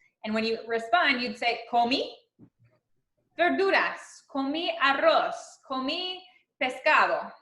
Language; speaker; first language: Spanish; non-native, fluent; English